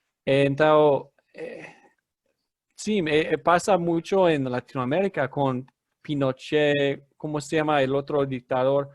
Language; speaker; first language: Spanish; non-native, fluent; English